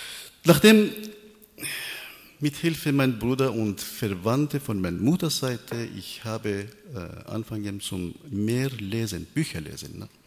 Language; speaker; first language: German; non-native, learner; Persian